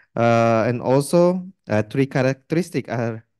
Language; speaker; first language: English; non-native, fluent; Indonesian